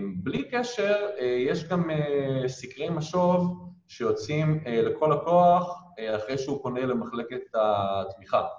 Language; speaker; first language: Hebrew; native; Hebrew